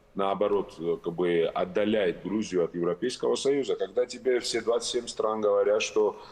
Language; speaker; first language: Russian; non-native, local second language; Georgian